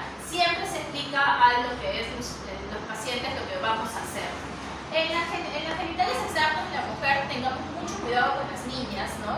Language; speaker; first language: Spanish; native; Spanish